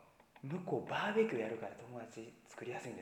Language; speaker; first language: Japanese; native; Japanese